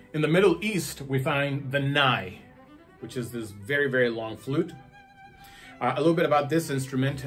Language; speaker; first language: English; non-native, fluent; Spanish